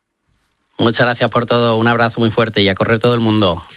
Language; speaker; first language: Spanish; native; Spanish